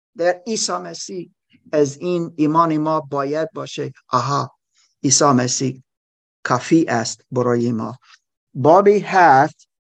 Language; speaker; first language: Persian; non-native, learner; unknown